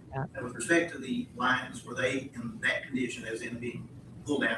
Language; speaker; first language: English; native; English